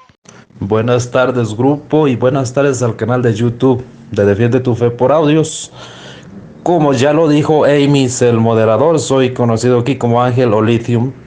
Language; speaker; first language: Spanish; native; Spanish